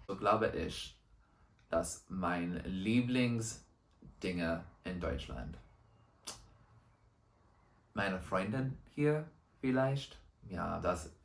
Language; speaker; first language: German; non-native, learner; English